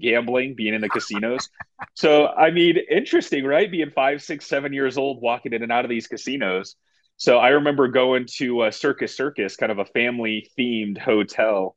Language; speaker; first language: English; native; English